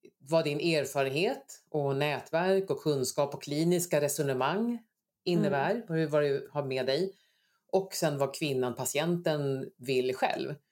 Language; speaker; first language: Swedish; native; Swedish